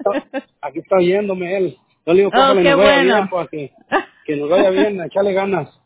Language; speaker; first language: Spanish; native; Spanish